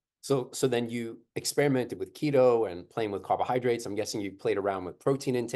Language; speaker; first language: English; native; English